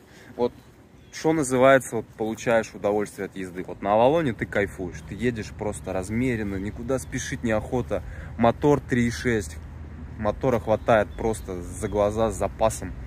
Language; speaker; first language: Russian; native; Russian